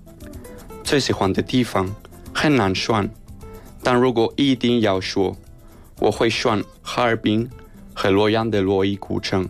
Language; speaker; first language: Chinese; non-native, learner; Spanish